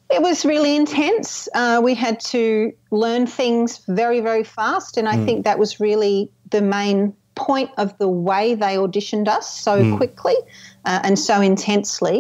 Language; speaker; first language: English; native; English